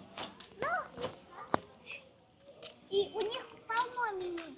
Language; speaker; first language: Russian; native; Russian